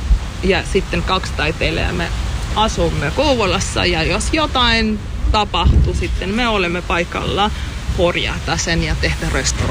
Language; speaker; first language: Finnish; non-native, fluent; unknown